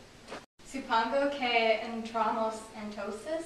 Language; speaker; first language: Spanish; non-native, learner; English